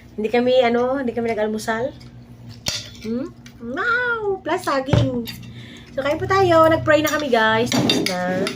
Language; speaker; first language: Filipino; native; Filipino